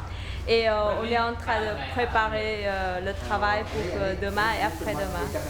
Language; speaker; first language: French; non-native, learner; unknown